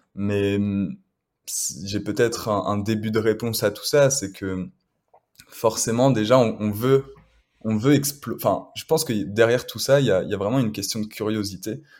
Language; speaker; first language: French; native; French